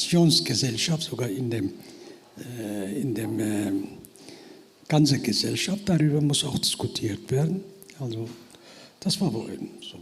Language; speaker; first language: German; non-native, fluent; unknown